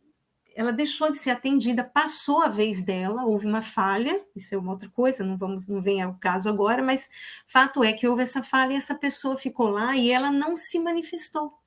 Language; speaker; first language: Portuguese; native; Portuguese